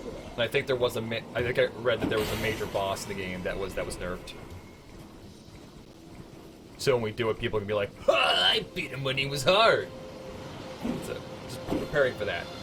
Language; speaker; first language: English; native; English